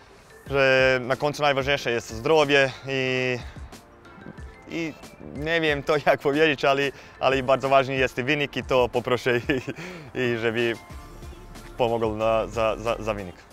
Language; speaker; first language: Polish; non-native, learner; Croatian